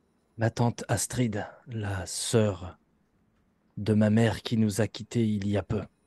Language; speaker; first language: French; native; French